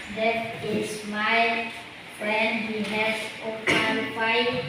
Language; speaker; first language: English; non-native, learner; Indonesian